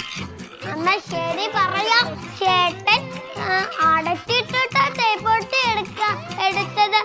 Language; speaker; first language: Malayalam; native; Malayalam